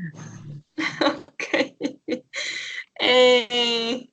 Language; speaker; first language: English; non-native, learner; Spanish